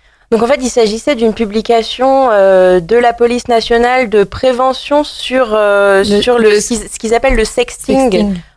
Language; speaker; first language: French; native; French